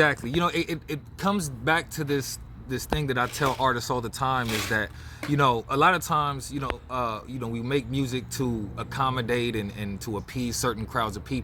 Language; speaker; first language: English; native; English